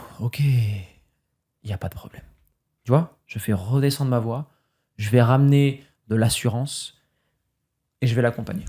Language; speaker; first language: French; native; French